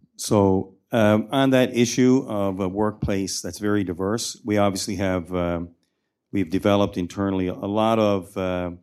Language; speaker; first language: English; native; English